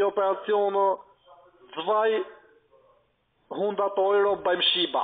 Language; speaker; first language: German; non-native, learner; Italian